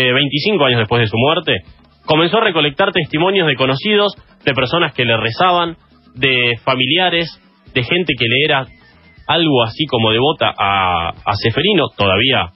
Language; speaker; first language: Spanish; native; Spanish